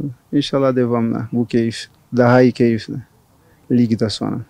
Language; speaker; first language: Turkish; non-native, learner; Portuguese